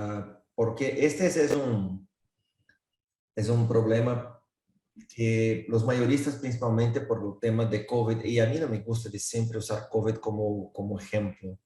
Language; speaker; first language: Spanish; non-native, fluent; Portuguese